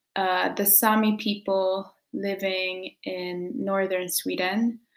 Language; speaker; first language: English; early bilingual, other home language; Quechua